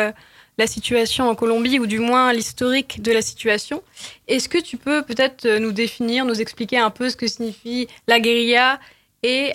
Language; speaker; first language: French; native; French